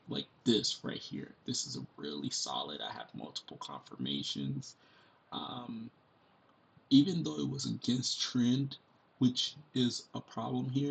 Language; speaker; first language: English; native; English